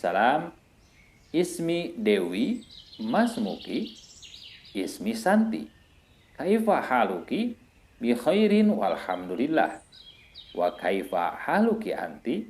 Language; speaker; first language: Arabic; non-native, fluent; Indonesian